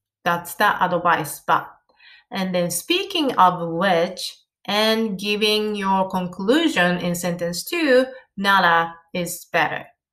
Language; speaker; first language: English; non-native, fluent; Japanese